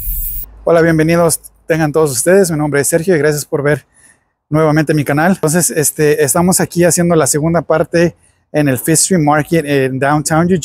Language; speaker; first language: Spanish; early bilingual, heritage; Spanish